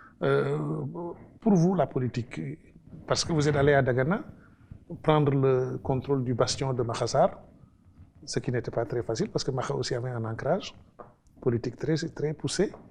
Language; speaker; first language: French; non-native, local second language; Wolof